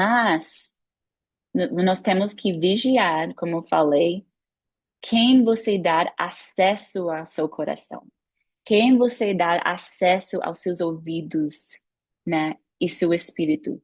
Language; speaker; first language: Portuguese; non-native, fluent; English